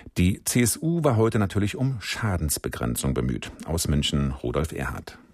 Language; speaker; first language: German; native; German